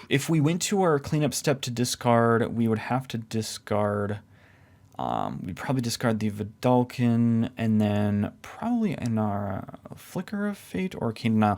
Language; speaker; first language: English; native; English